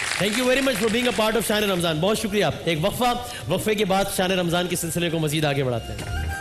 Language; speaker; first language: Urdu; native; Urdu